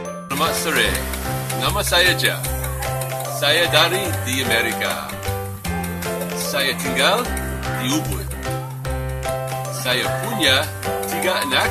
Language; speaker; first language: Indonesian; non-native, learner; English